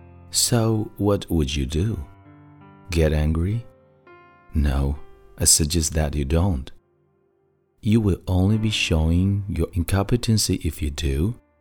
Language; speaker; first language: English; non-native, fluent; Chinese